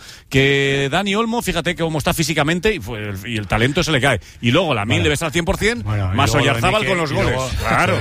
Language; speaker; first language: Spanish; native; Spanish